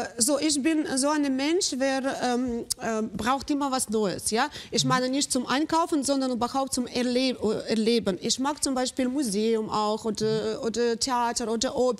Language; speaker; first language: German; non-native, fluent; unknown